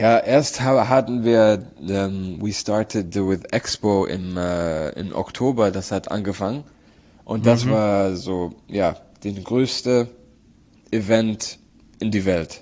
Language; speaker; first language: German; non-native, learner; Arabic